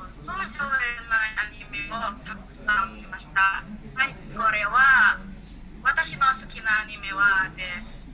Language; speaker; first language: Japanese; non-native, learner; Indonesian